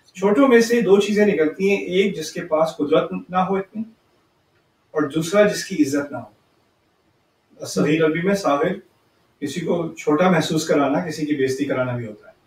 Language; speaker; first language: Urdu; early bilingual, heritage; Urdu